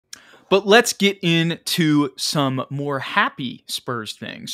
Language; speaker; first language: English; native; English